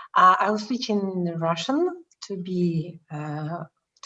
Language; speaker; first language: English; non-native, fluent; Russian